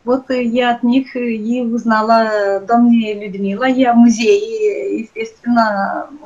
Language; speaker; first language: Russian; non-native, local second language; Romanian